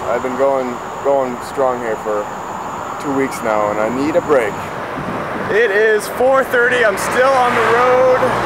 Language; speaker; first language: English; native; English